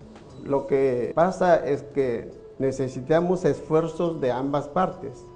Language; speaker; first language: Spanish; non-native, fluent; Chinese